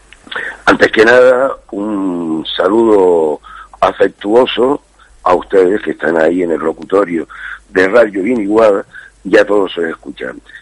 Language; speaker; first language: Spanish; native; Spanish